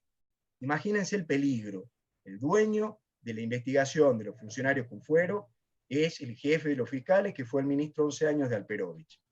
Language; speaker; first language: Spanish; native; Spanish